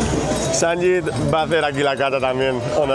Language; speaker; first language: Spanish; native; Spanish